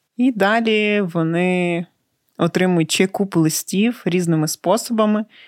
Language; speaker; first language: Ukrainian; native; Ukrainian